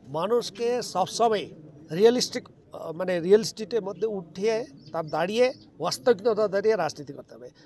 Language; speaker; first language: Bangla; native; Bangla